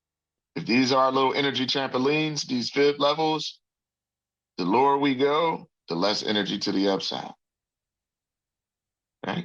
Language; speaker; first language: English; native; English